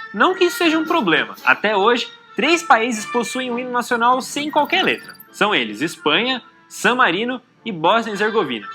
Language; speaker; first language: Portuguese; native; Portuguese